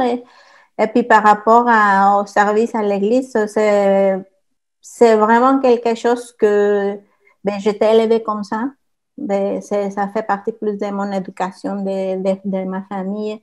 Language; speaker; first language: French; non-native, fluent; Spanish